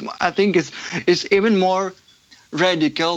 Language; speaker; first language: English; non-native, fluent; Ukrainian